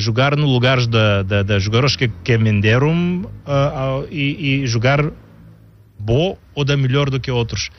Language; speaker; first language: Portuguese; non-native, learner; Bulgarian